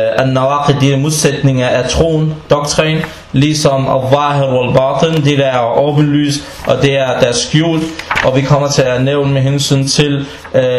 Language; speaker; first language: Danish; non-native, fluent; Arabic